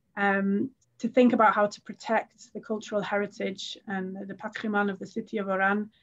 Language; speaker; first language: English; native; English